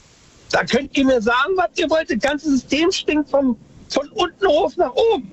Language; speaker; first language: German; native; German